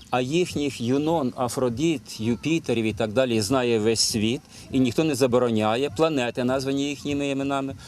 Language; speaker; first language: Ukrainian; native; Ukrainian